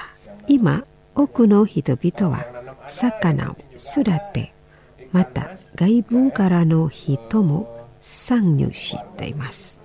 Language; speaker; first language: Japanese; non-native, fluent; Indonesian